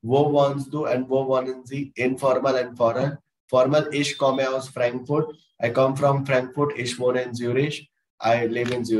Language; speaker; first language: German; non-native, learner; Hindi